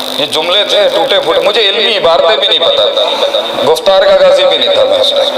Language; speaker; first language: Urdu; non-native, local second language; Punjabi